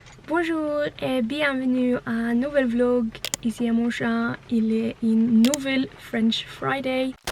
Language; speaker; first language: French; non-native, learner; Norwegian